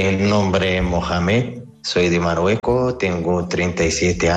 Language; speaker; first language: Spanish; non-native, learner; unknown